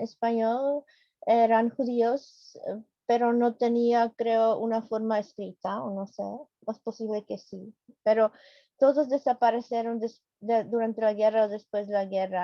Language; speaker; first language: Spanish; non-native, fluent; Czech